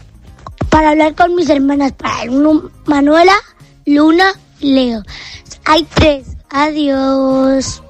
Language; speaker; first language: Spanish; non-native, local second language; Catalan